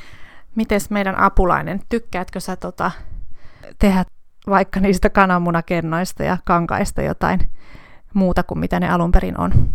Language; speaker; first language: Finnish; native; Finnish